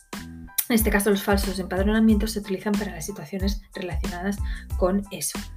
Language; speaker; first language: Spanish; native; Spanish